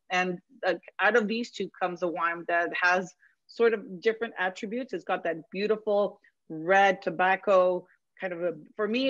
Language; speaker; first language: English; non-native, fluent; Spanish